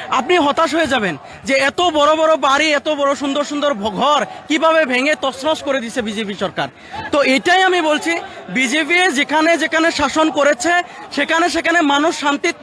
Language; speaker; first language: Bangla; native; Bangla